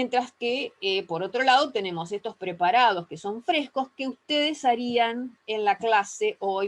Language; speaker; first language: Spanish; native; Spanish